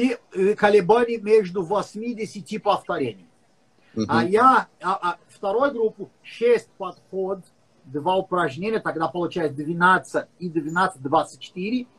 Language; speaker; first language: Russian; non-native, learner; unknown